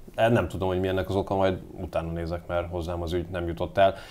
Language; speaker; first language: Hungarian; native; Hungarian